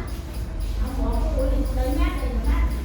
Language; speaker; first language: Vietnamese; native; Vietnamese